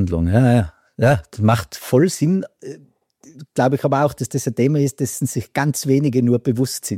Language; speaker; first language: German; native; German